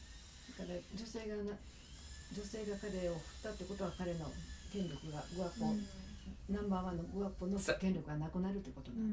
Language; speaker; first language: Japanese; native; Japanese